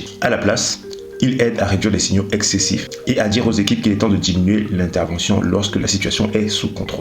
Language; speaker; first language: French; native; French